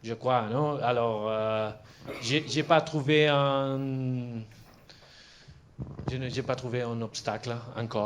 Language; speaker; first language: French; non-native, fluent; Catalan